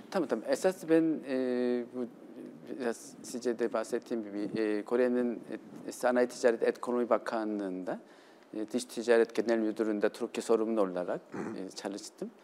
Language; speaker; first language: Turkish; non-native, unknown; Korean